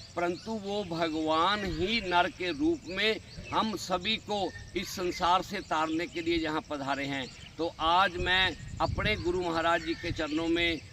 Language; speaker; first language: Hindi; non-native, local second language; Punjabi